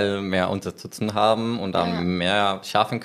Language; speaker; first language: German; non-native, learner; Spanish